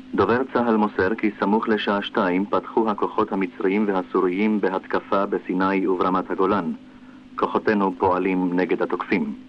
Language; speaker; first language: Hebrew; early bilingual, other home language; Polish